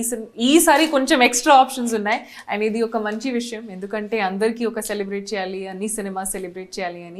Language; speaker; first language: Telugu; non-native, learner; Hindi